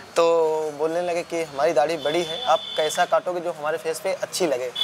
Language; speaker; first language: Hindi; native; Hindi